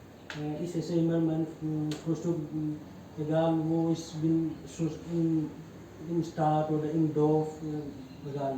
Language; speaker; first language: German; non-native, learner; Hindi